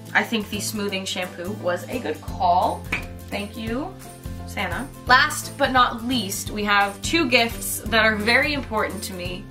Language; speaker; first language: English; native; English